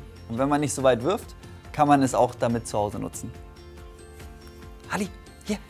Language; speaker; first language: German; native; German